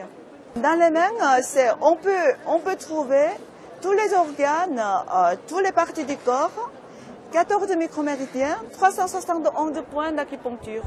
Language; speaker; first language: French; non-native, fluent; Korean